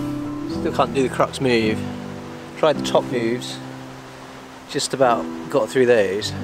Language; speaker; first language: English; native; English